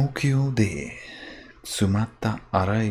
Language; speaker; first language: Japanese; non-native, learner; English